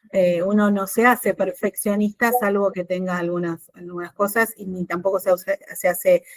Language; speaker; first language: Spanish; native; Spanish